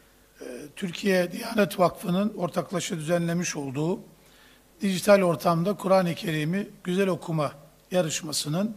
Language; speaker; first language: Turkish; native; Turkish